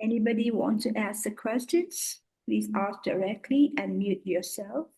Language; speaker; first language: English; non-native, fluent; Burmese